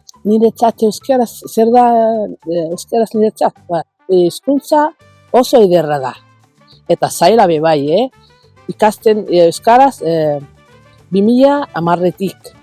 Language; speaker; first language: Basque; non-native, learner; Arabic